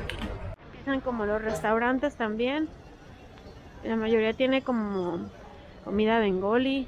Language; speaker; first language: Spanish; native; Spanish